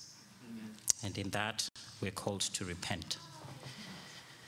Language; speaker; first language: English; non-native, local second language; Shona